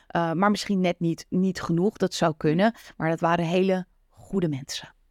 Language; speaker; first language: Dutch; native; Dutch